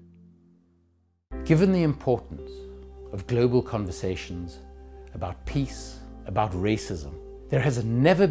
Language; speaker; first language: English; native; English